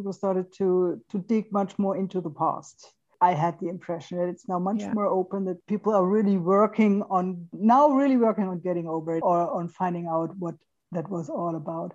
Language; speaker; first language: English; non-native, fluent; German